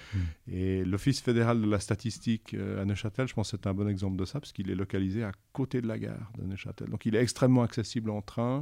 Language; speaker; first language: French; native; French